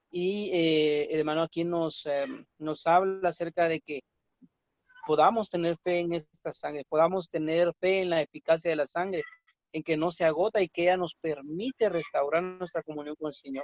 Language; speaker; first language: Spanish; native; Spanish